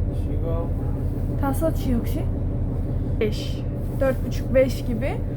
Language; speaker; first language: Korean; non-native, learner; Turkish